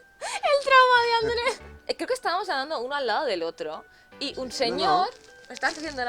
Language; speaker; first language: Spanish; native; Spanish